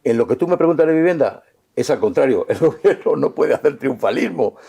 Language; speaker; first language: Spanish; native; Spanish